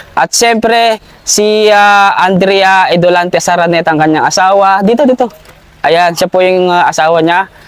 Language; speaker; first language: Filipino; native; Filipino